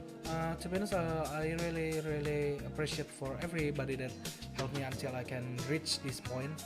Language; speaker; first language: English; non-native, learner; Indonesian